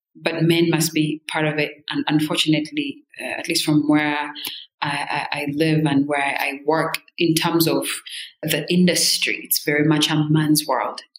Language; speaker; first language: English; non-native, local second language; Kinyarwanda